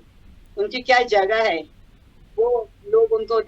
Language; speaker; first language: Hindi; non-native, local second language; Marathi